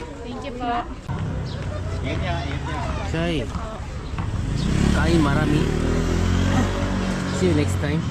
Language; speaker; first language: English; non-native, learner; Korean